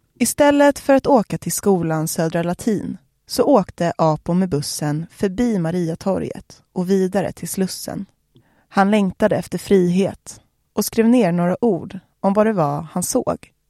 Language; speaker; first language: Swedish; native; Swedish